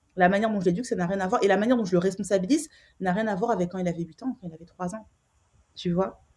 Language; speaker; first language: French; native; French